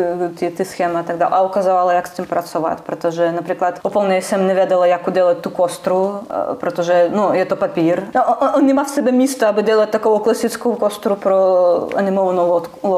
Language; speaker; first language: Czech; non-native, learner; Russian